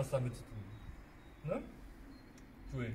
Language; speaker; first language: German; native; German